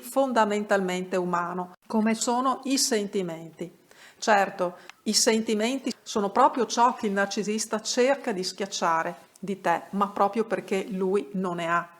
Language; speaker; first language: Italian; native; Italian